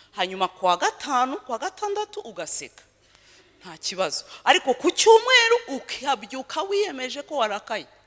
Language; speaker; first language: Kinyarwanda; early bilingual, heritage; Kinyarwanda